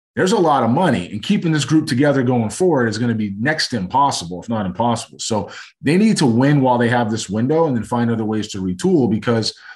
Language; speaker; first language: English; native; English